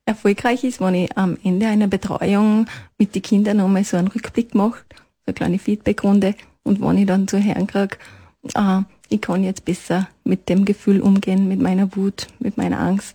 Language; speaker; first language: German; native; German